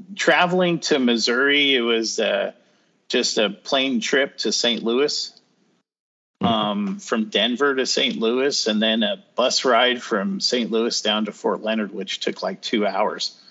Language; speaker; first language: English; native; English